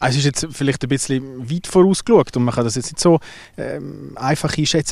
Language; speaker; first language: German; native; German